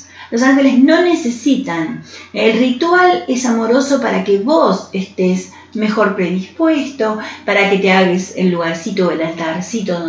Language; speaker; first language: Spanish; native; Spanish